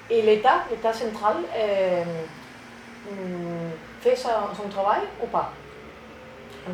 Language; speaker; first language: French; non-native, learner; Danish